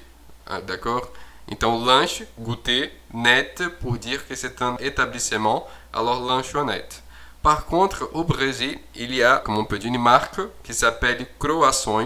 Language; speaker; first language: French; non-native, fluent; Portuguese